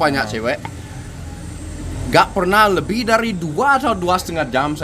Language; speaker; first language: Indonesian; non-native, fluent; English